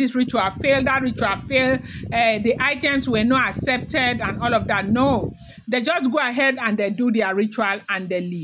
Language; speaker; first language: English; non-native, local second language; Yoruba